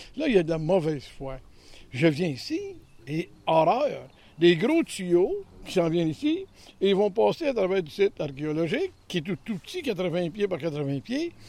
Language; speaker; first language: French; native; French